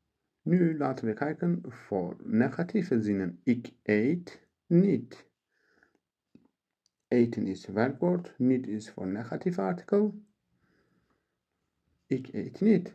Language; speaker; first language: Dutch; non-native, learner; Turkish